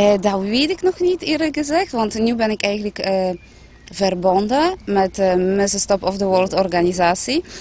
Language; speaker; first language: Dutch; non-native, fluent; Polish